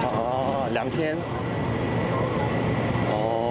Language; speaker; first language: Chinese; non-native, learner; Korean